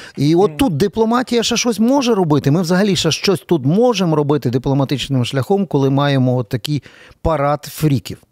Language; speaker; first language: Ukrainian; native; Ukrainian